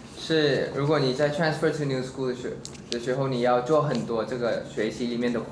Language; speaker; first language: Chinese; early bilingual, heritage; English